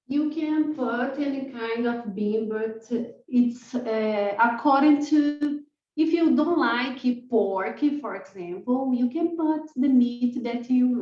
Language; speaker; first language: English; non-native, learner; Portuguese